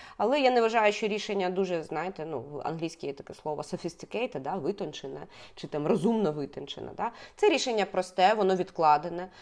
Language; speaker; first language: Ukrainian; native; Ukrainian